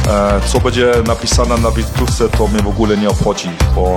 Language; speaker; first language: Polish; early bilingual, heritage; Polish